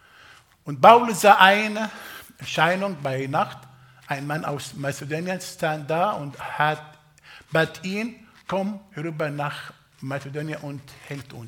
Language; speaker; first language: German; non-native, fluent; Arabic